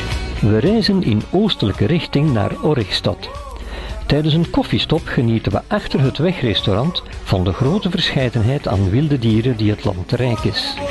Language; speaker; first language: Dutch; native; Dutch